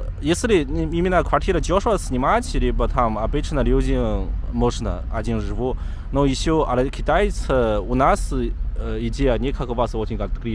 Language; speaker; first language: Russian; non-native, learner; Chinese